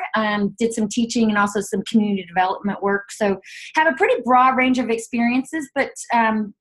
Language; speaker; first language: English; native; English